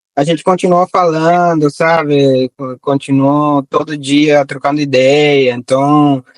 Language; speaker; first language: Portuguese; non-native, fluent; Spanish